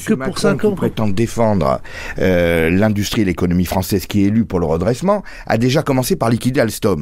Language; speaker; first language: French; native; French